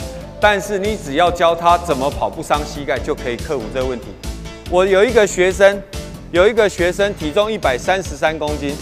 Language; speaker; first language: Chinese; native; Chinese